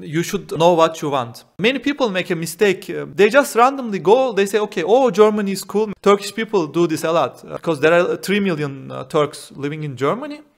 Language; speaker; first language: English; non-native, fluent; Turkish